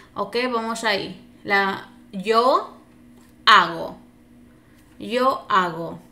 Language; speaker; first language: Spanish; non-native, fluent; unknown